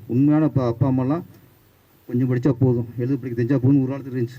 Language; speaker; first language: Tamil; native; Tamil